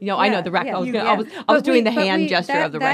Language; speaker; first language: English; native; English